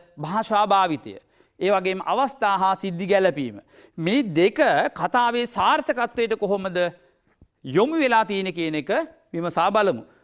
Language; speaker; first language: Sinhala; native; Sinhala